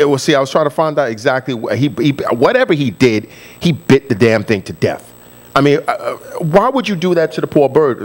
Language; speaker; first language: English; native; English